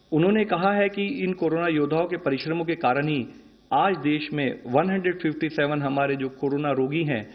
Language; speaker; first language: Hindi; native; Hindi